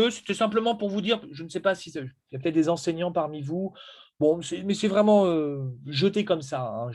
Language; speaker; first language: French; native; French